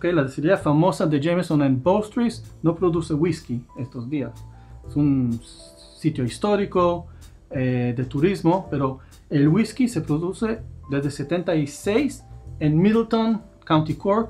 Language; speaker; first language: Spanish; non-native, fluent; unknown